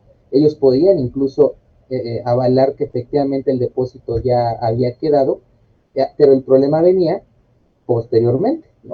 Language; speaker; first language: Spanish; native; Spanish